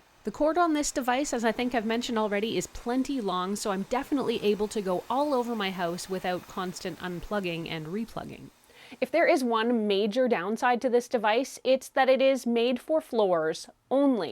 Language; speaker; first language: English; native; English